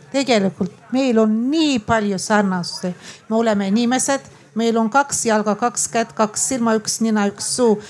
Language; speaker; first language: Estonian; non-native, fluent; Azerbaijani